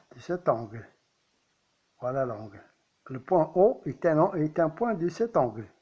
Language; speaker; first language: French; non-native, local second language; Arabic